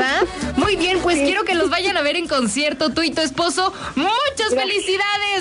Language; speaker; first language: Spanish; native; Spanish